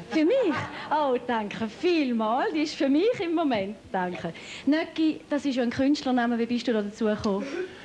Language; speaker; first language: German; native; German